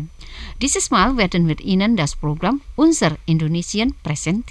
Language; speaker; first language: German; non-native, fluent; Indonesian